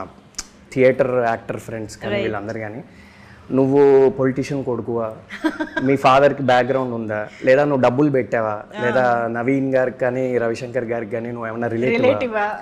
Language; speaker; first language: Telugu; native; Telugu